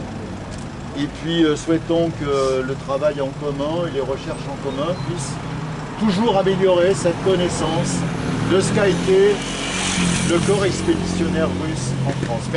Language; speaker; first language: French; native; French